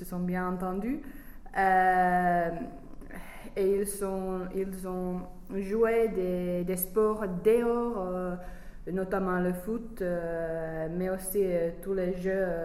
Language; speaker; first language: French; non-native, fluent; English